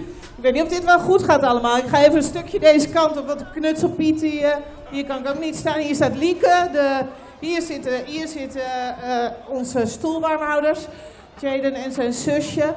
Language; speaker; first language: Dutch; native; Dutch